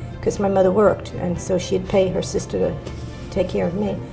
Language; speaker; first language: English; native; English